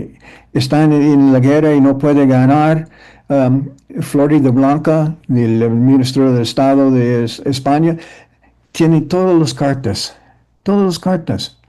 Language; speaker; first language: Spanish; early bilingual, heritage; English